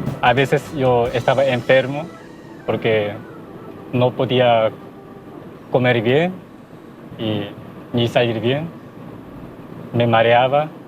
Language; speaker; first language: Spanish; non-native, learner; Korean